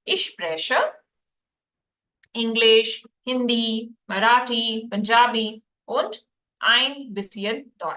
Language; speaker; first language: German; non-native, fluent; Hindi